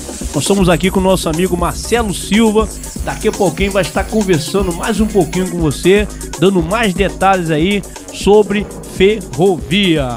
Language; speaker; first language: Portuguese; native; Portuguese